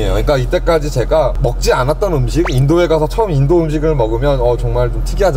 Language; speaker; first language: Korean; native; Korean